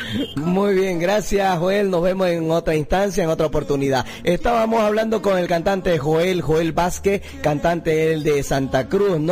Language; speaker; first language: Spanish; native; Spanish